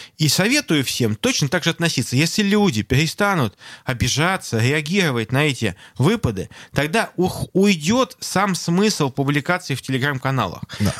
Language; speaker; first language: Russian; native; Russian